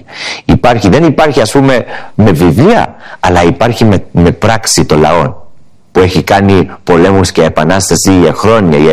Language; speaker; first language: Greek; early bilingual, heritage; English